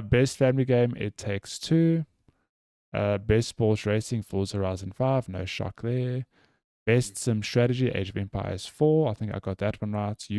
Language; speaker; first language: English; native; English